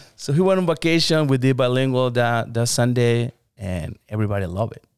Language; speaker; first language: English; non-native, learner; Spanish